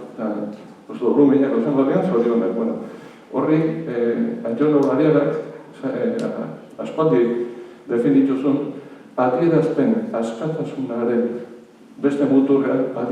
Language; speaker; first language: Basque; native; Basque